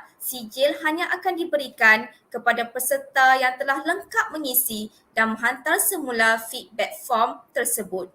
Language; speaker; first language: Malay; native; Malay